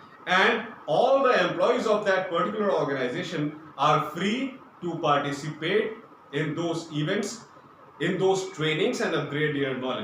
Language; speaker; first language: English; non-native, local second language; Hindi